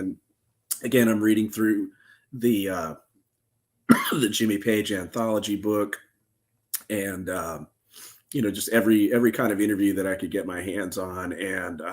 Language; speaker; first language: English; native; English